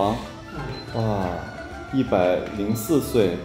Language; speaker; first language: Chinese; native; Chinese